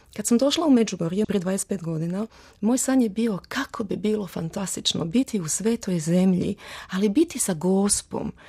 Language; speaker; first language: Croatian; early bilingual, heritage; Croatian